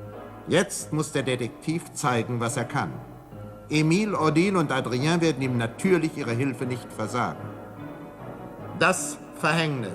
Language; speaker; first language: German; native; German